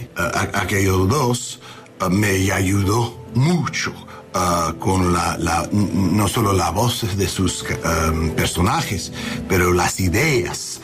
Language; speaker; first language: Spanish; non-native, learner; English